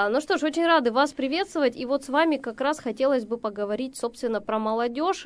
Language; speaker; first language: Russian; native; Russian